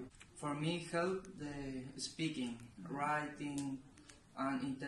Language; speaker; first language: English; non-native, learner; Spanish